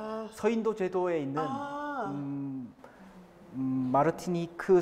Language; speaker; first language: Korean; native; Korean